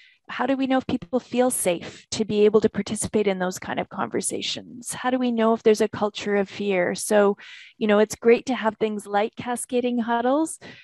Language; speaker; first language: English; native; English